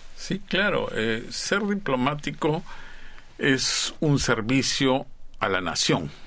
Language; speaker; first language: Spanish; native; Spanish